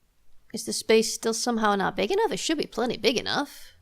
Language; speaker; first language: English; native; English